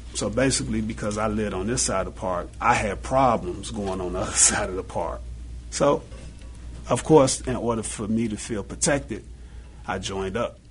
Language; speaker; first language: English; native; English